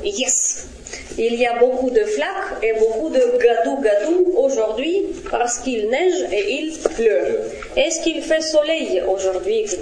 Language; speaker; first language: French; non-native, fluent; Russian